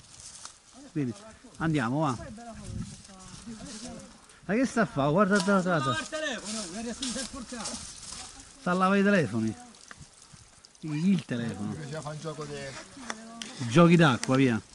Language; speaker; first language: Italian; native; Italian